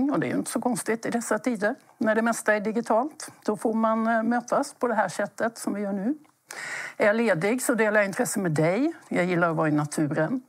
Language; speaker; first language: Swedish; native; Swedish